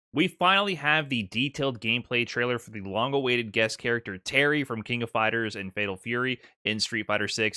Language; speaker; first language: English; native; English